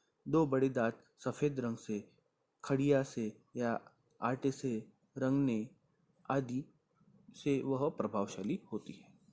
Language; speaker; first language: Hindi; non-native, local second language; Marathi